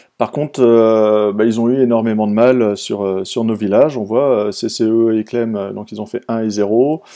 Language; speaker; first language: French; native; French